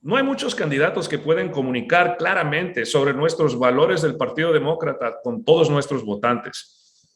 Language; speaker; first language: Spanish; early bilingual, other home language; English